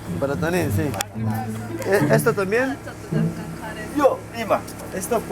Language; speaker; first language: Spanish; non-native, learner; Korean